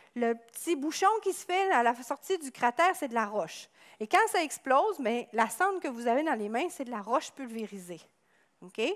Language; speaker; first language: French; native; French